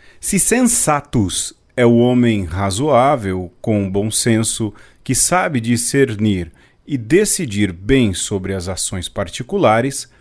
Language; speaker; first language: Portuguese; native; Portuguese